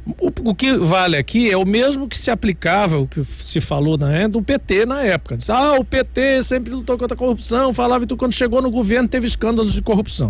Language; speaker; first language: Portuguese; native; Portuguese